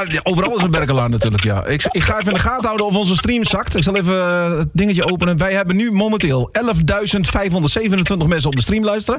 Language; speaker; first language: Dutch; native; Dutch